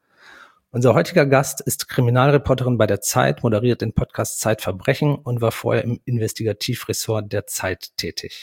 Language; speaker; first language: German; native; German